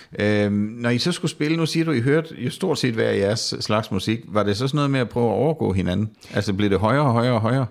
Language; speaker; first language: Danish; native; Danish